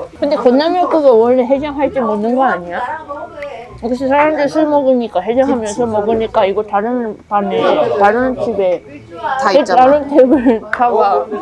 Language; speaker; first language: Korean; non-native, fluent; Japanese